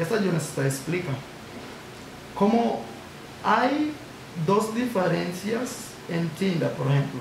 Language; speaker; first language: Spanish; non-native, learner; English